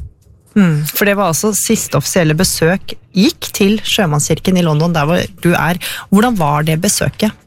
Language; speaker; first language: Norwegian; native; Norwegian